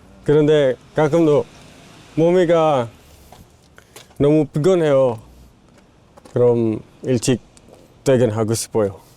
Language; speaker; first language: Korean; non-native, learner; Indonesian